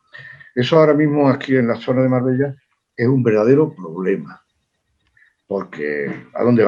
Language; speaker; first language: Spanish; native; Spanish